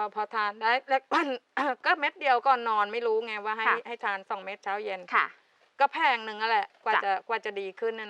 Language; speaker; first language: Thai; native; Thai